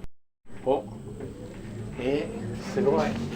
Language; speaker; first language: Japanese; non-native, learner; English